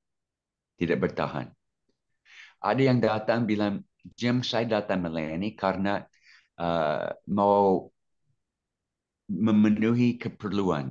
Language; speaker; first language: Indonesian; non-native, fluent; English